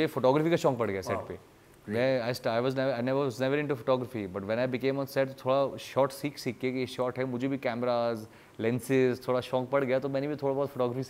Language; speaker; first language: Hindi; native; Hindi